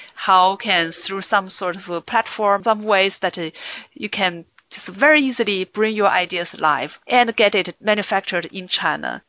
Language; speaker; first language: English; non-native, fluent; Chinese